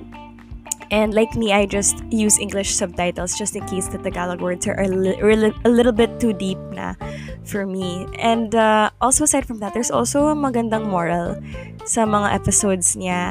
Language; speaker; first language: English; non-native, local second language; Filipino